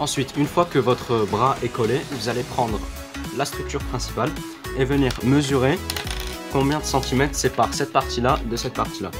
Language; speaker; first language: French; native; French